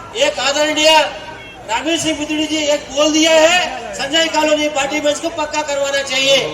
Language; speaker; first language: Hindi; non-native, local second language; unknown